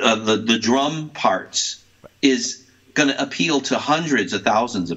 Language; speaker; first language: English; native; English